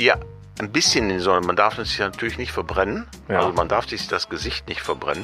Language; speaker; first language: German; native; German